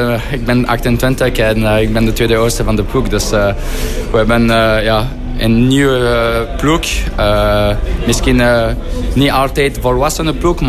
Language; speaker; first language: Dutch; non-native, fluent; French